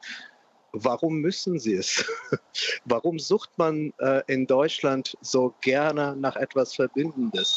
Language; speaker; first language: German; non-native, fluent; Russian